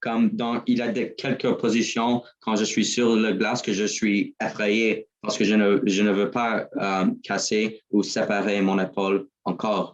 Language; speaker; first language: French; non-native, learner; English